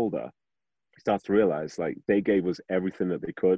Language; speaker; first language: English; native; English